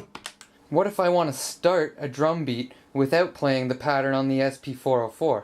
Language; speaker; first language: English; native; English